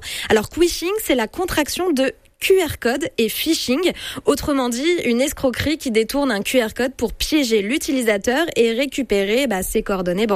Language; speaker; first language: French; native; French